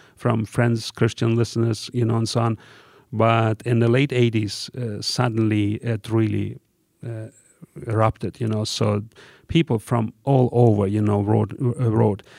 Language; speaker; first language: English; non-native, fluent; Russian